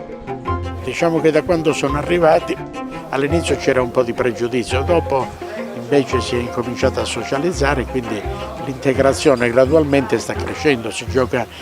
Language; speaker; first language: Italian; native; Italian